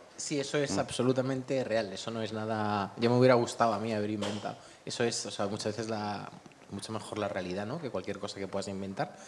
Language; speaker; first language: Spanish; native; Spanish